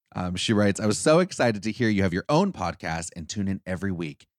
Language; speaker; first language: English; early bilingual, other home language; Spanish